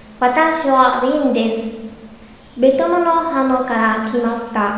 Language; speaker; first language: Japanese; non-native, fluent; Vietnamese